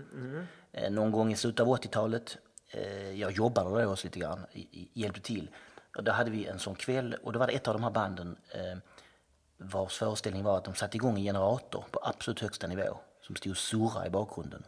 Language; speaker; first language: Swedish; native; Swedish